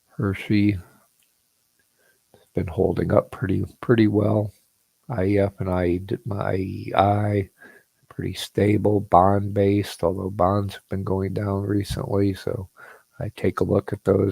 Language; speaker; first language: English; native; English